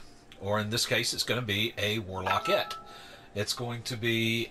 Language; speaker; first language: English; native; English